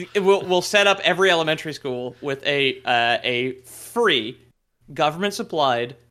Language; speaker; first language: English; native; English